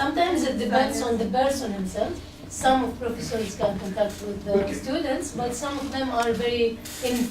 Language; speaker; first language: English; non-native, learner; Arabic